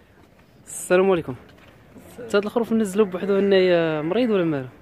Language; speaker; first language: Arabic; native; Arabic